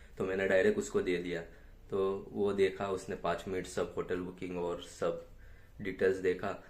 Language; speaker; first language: Hindi; non-native, local second language; Gujarati